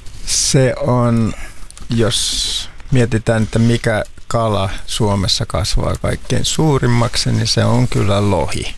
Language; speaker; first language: Finnish; native; Finnish